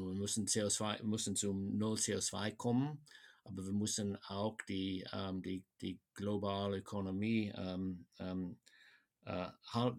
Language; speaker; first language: German; non-native, fluent; English